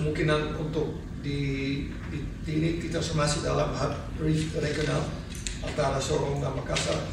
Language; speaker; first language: Indonesian; non-native, fluent; Dutch